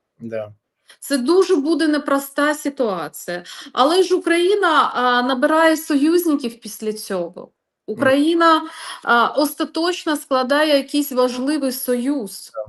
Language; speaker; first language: Ukrainian; non-native, local second language; Russian